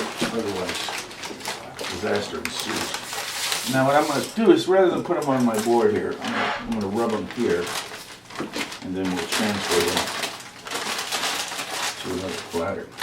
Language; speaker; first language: English; native; English